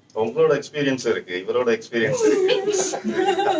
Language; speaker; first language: Tamil; native; Tamil